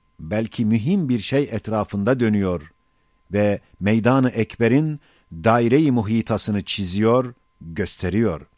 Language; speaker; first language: Turkish; native; Turkish